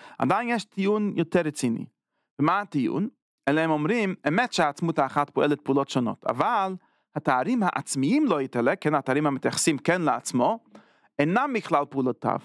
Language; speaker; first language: Hebrew; non-native, fluent; English